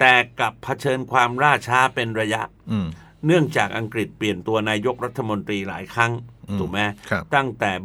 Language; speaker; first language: Thai; native; Thai